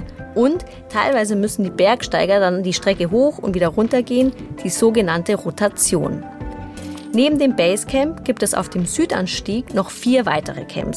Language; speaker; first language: German; native; German